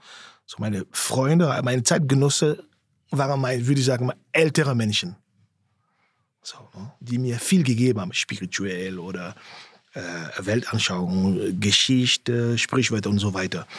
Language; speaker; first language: German; non-native, fluent; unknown